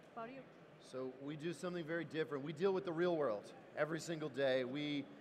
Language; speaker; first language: English; native; English